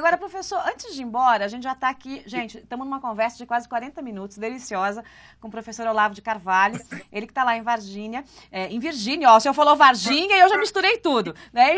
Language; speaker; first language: Portuguese; native; Portuguese